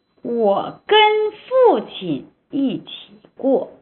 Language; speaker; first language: Chinese; non-native, fluent; Korean